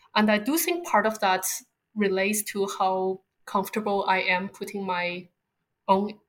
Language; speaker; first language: English; non-native, fluent; Chinese